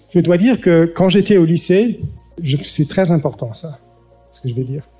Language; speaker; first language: French; early bilingual, heritage; French